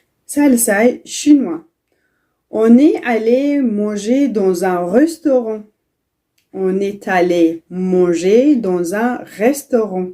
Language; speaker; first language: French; non-native, fluent; Tigrinya